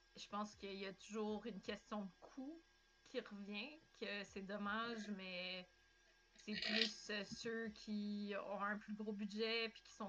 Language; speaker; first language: French; native; French